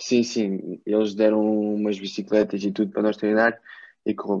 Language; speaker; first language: Portuguese; early bilingual, heritage; Portuguese